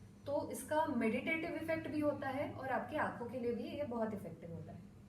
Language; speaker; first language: Hindi; non-native, local second language; Marathi